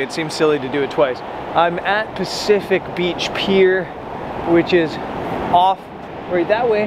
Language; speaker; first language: English; native; English